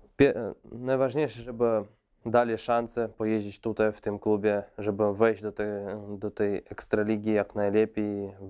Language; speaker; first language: Polish; non-native, fluent; Russian